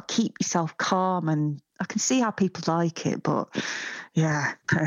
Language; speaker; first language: English; native; English